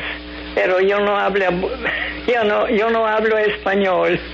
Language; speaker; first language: Spanish; non-native, learner; German